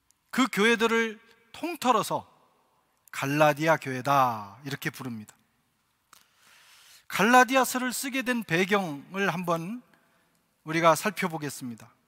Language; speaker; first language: Korean; native; Korean